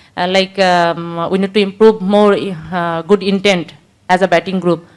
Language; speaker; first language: English; non-native, learner; Bangla